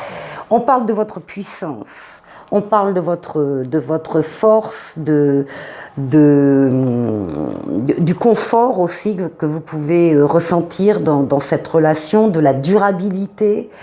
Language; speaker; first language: French; native; French